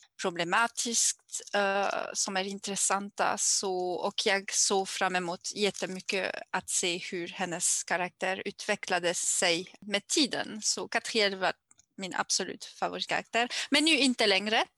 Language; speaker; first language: Swedish; non-native, learner; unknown